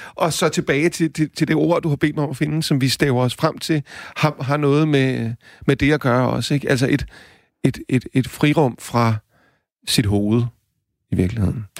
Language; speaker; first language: Danish; native; Danish